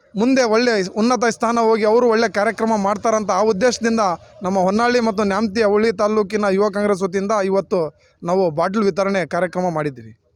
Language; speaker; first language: Kannada; non-native, local second language; Urdu